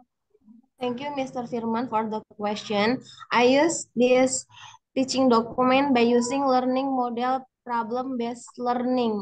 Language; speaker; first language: English; non-native, learner; Indonesian